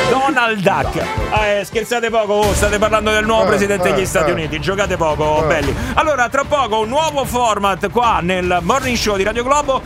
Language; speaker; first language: Italian; native; Italian